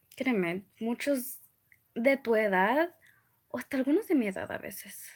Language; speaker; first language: Spanish; early bilingual, other home language; English